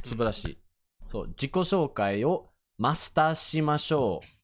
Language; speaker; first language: Japanese; non-native, fluent; English